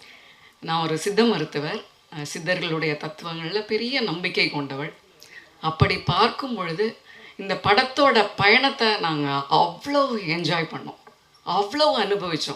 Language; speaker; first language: Tamil; native; Tamil